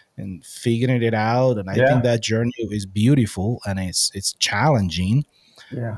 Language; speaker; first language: English; non-native, fluent; Spanish